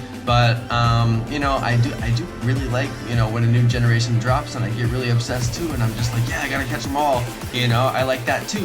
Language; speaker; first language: English; native; English